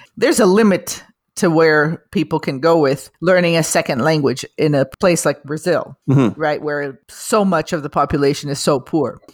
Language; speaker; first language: English; non-native, fluent; Portuguese